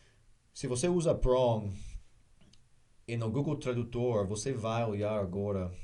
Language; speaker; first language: Portuguese; non-native, learner; English